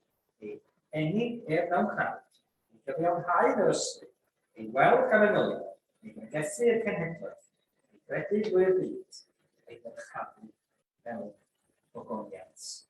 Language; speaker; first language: Welsh; native; Welsh